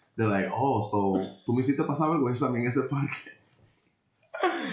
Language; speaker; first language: Spanish; early bilingual, other home language; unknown